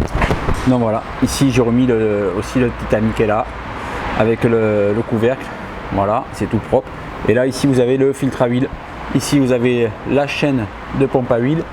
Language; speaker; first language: French; native; French